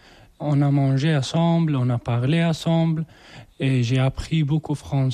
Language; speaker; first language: French; non-native, learner; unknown